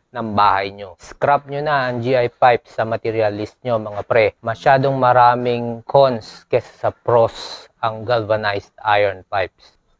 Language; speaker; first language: Filipino; native; Filipino